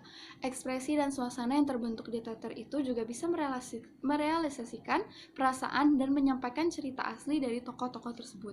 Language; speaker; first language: Indonesian; native; Indonesian